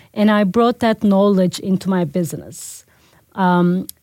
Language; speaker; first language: English; non-native, fluent; Turkish